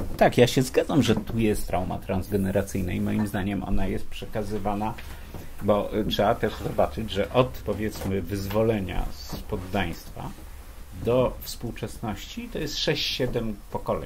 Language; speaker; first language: Polish; native; Polish